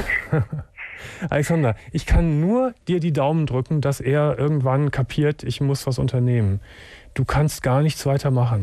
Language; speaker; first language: German; native; German